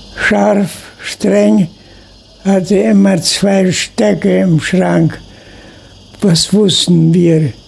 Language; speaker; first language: German; non-native, local second language; Low German